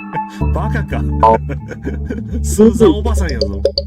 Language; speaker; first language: Japanese; native; Japanese